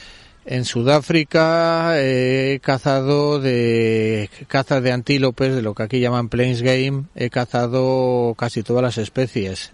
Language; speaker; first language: Spanish; native; Spanish